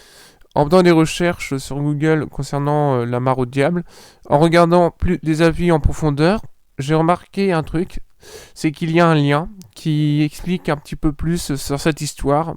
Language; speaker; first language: French; native; French